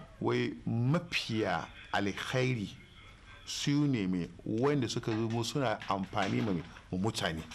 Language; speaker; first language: Hausa; native; Hausa